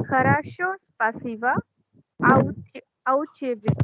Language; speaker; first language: Russian; non-native, learner; Hindi